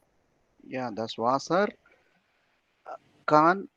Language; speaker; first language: German; non-native, learner; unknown